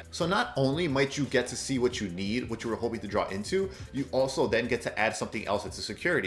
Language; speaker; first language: English; native; English